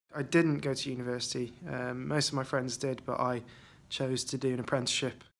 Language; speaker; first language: English; native; English